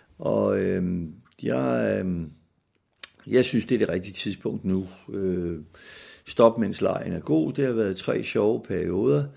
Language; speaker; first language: Danish; native; Danish